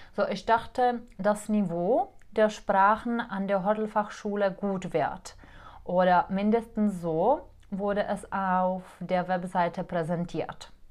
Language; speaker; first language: German; non-native, fluent; Czech